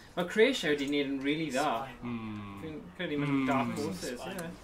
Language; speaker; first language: Welsh; native; Welsh